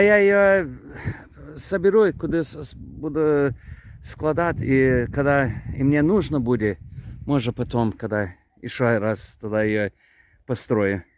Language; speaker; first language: Russian; non-native, learner; English